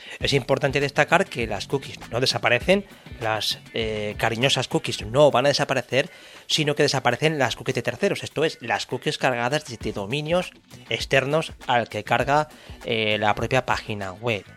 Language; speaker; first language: Spanish; native; Spanish